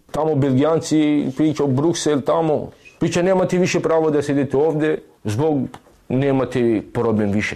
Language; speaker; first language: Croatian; non-native, local second language; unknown